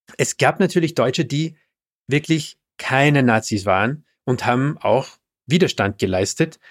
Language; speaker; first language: German; non-native, fluent; English